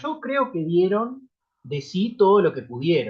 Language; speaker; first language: Spanish; native; Spanish